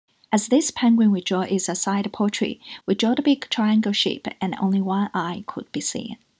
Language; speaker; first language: English; non-native, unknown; Chinese